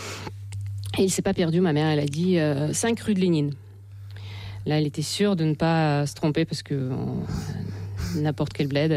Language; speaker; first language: French; non-native, fluent; Russian